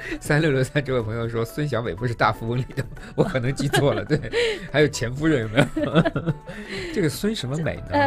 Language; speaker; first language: Chinese; native; Chinese